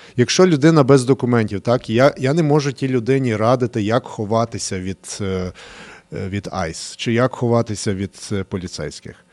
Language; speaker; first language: Ukrainian; early bilingual, heritage; Ukrainian